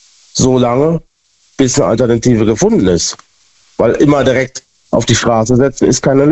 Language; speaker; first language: German; native; German